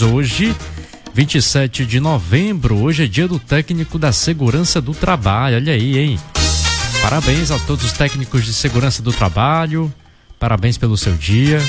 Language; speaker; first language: Portuguese; native; Portuguese